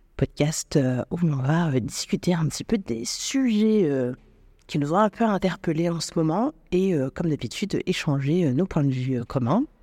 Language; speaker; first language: French; native; French